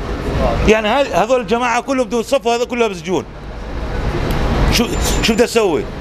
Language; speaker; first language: Arabic; native; Arabic